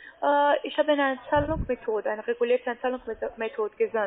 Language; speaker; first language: German; non-native, learner; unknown